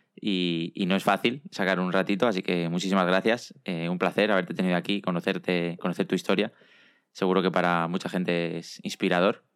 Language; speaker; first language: Spanish; native; Spanish